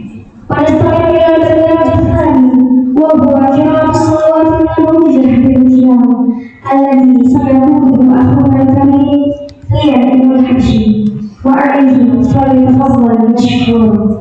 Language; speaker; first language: Arabic; non-native, learner; Indonesian